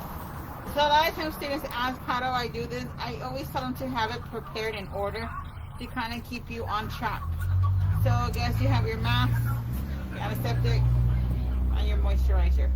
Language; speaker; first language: English; native; English